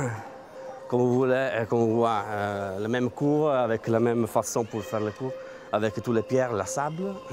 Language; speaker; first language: French; non-native, learner; Italian